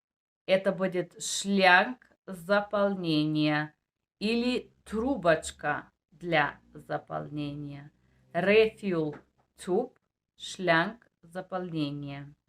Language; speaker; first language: Russian; non-native, learner; Bulgarian